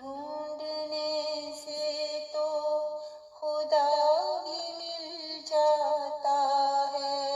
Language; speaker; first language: Urdu; native; Urdu